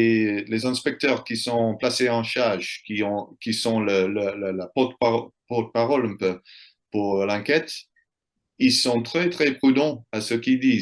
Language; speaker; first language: French; non-native, fluent; English